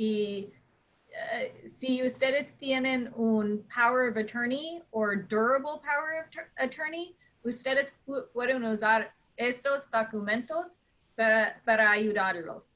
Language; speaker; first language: Spanish; non-native, fluent; English